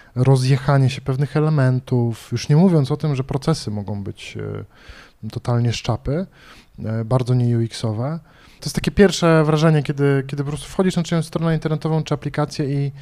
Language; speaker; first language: Polish; native; Polish